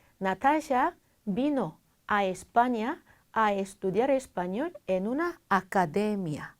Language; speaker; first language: Spanish; non-native, fluent; Korean